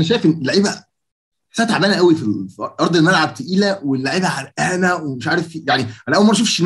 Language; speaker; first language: Arabic; native; Arabic